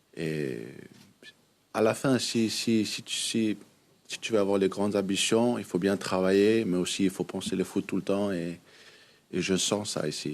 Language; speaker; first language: French; early bilingual, heritage; Danish